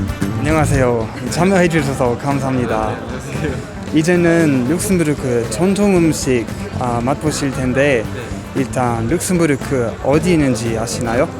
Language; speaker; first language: Korean; non-native, fluent; Luxembourgish